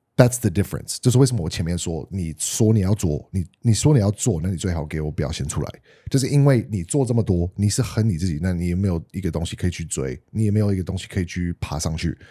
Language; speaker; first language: Chinese; non-native, fluent; English